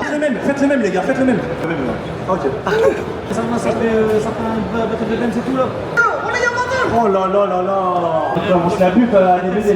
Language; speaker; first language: French; native; French